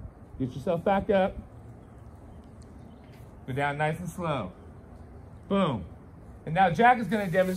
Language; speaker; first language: English; native; English